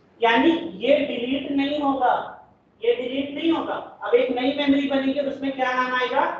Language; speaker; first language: Hindi; non-native, local second language; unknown